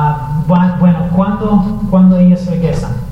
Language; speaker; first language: Spanish; non-native, learner; English